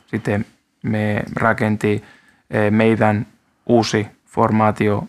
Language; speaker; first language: Finnish; non-native, learner; Spanish